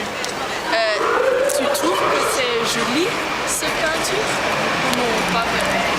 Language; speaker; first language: French; non-native, learner; Dutch